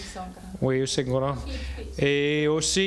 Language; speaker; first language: French; non-native, learner; English